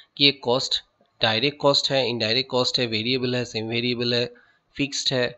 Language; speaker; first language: Hindi; non-native, local second language; Bangla